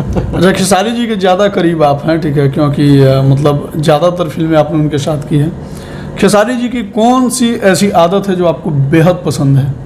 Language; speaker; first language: Hindi; native; Hindi